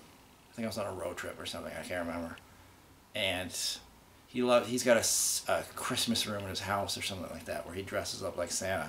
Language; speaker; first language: English; native; English